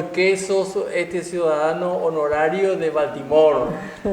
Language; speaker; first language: Spanish; native; Spanish